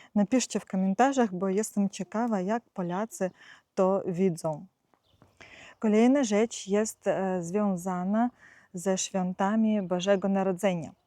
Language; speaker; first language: Polish; non-native, fluent; Ukrainian